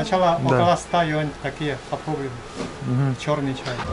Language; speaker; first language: Russian; non-native, learner; Chinese